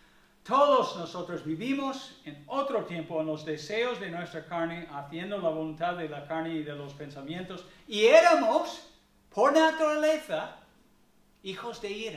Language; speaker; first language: Spanish; non-native, fluent; English